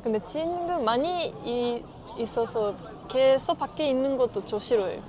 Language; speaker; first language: Korean; non-native, learner; Japanese